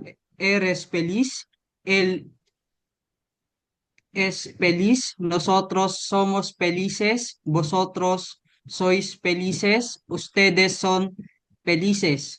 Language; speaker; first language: Spanish; non-native, learner; Filipino